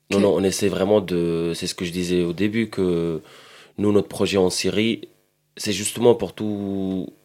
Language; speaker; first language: French; non-native, fluent; Arabic